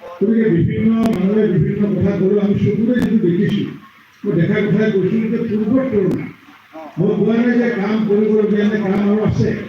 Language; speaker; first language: Assamese; non-native, local second language; Karbi